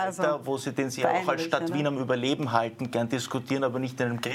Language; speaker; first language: German; native; German